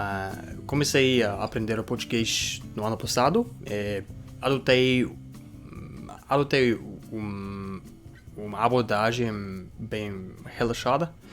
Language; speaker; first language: Portuguese; non-native, fluent; English